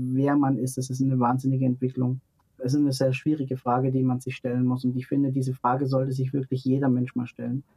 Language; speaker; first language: German; native; German